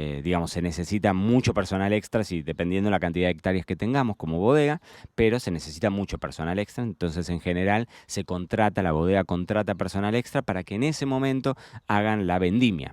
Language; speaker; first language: Spanish; native; Spanish